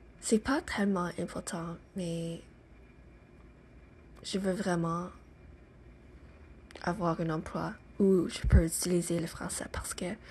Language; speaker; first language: French; non-native, learner; English